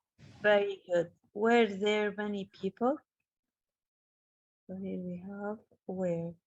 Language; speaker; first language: English; non-native, fluent; Arabic